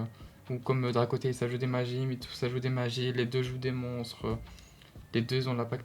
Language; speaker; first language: French; native; French